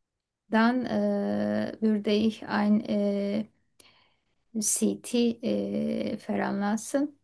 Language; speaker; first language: German; non-native, learner; Turkish